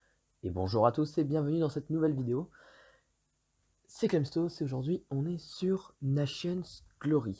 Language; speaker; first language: French; native; French